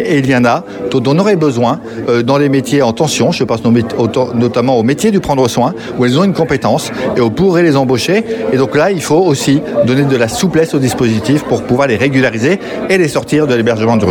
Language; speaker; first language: French; native; French